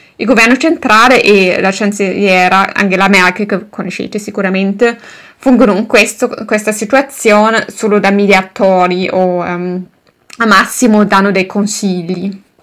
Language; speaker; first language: Italian; non-native, fluent; German